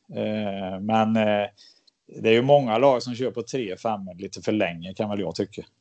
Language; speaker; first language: Swedish; native; Swedish